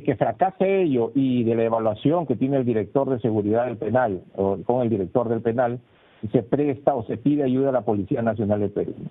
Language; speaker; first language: Spanish; native; Spanish